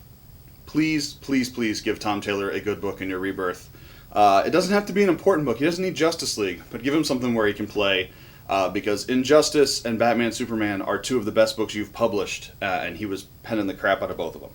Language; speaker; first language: English; native; English